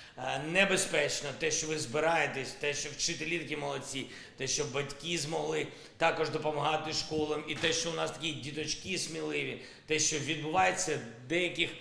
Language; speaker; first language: Ukrainian; non-native, local second language; Russian